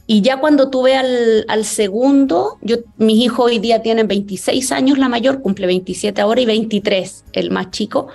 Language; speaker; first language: Spanish; native; Spanish